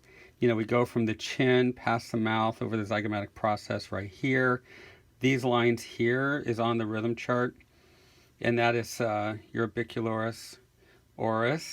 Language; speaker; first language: English; native; English